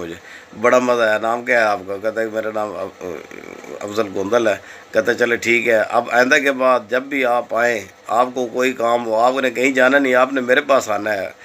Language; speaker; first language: Urdu; non-native, local second language; Punjabi